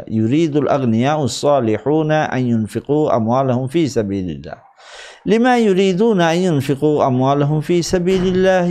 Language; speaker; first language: Arabic; non-native, fluent; Bangla